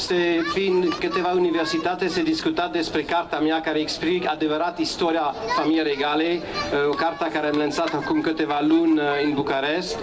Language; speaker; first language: Romanian; non-native, learner; French